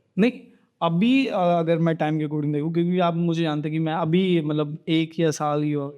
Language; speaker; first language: Hindi; native; Hindi